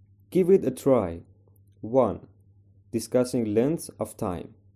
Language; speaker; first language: English; non-native, fluent; Persian